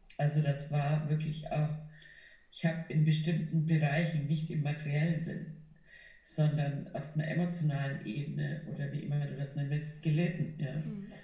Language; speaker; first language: German; non-native, fluent; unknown